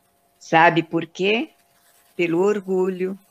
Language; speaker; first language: Portuguese; native; Portuguese